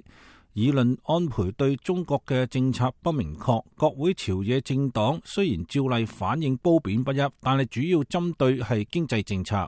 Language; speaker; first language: Chinese; native; Chinese